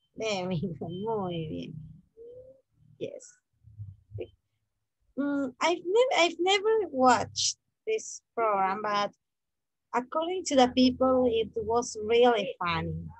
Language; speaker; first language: English; non-native, fluent; Spanish